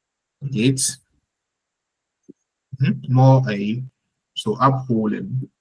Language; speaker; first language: German; non-native, learner; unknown